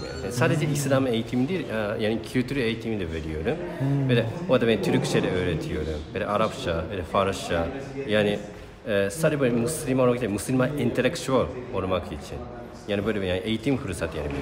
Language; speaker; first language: Turkish; non-native, fluent; Japanese